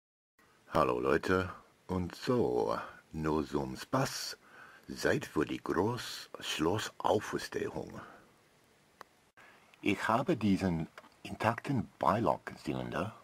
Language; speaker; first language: German; non-native, learner; English